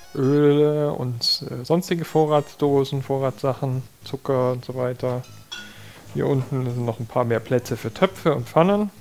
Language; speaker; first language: German; native; German